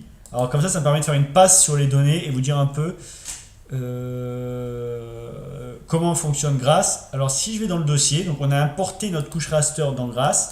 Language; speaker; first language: French; native; French